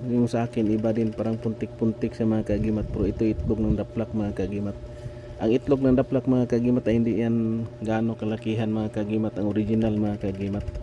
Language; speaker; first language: Filipino; non-native, local second language; Cebuano